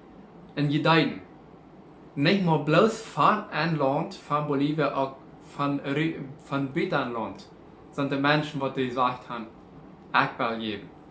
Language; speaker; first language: German; non-native, learner; Plautdietsch